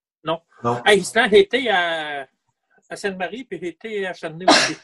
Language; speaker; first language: French; native; French